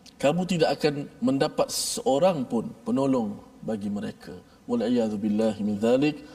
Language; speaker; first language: Malay; native; Malay